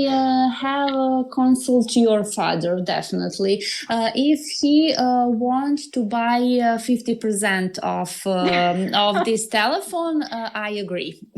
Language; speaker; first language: English; non-native, learner; Serbian